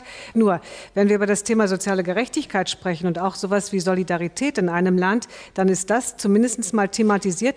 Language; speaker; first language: German; native; German